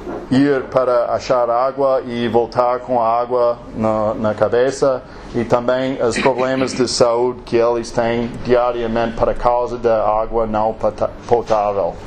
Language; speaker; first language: Portuguese; non-native, learner; English